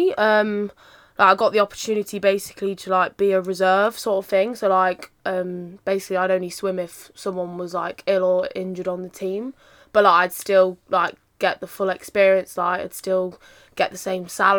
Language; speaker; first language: English; native; English